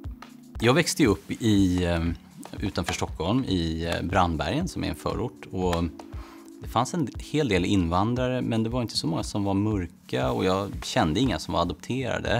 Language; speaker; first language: Swedish; native; Swedish